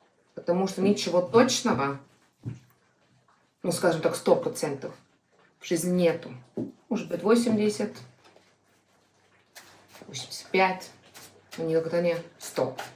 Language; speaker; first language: Russian; non-native, fluent; Estonian